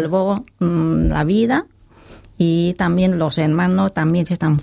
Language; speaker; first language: Spanish; non-native, learner; Khmer